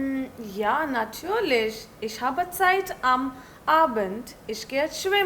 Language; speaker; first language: German; non-native, learner; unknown